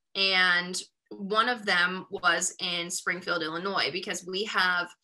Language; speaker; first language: English; native; English